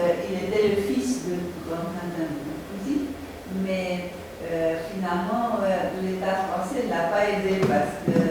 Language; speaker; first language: French; non-native, fluent; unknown